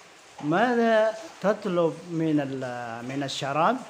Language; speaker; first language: Arabic; non-native, fluent; Indonesian